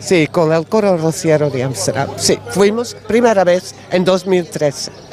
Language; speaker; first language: Spanish; non-native, learner; Dutch